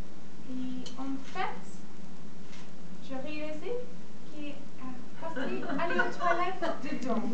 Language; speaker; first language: French; non-native, learner; English